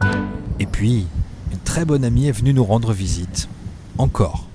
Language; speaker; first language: French; native; French